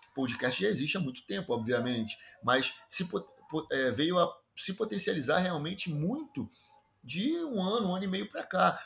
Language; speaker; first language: Portuguese; native; Portuguese